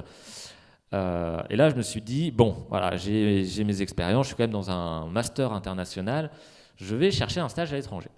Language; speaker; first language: French; native; French